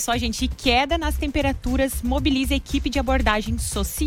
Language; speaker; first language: Portuguese; native; Portuguese